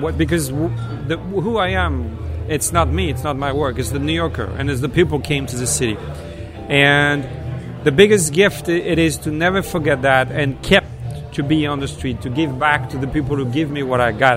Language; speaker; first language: English; non-native, fluent; French